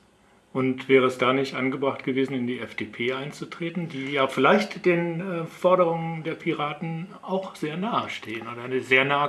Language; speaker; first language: German; native; German